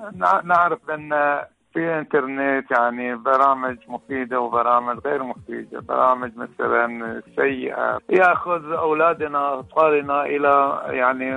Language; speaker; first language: Arabic; non-native, fluent; Persian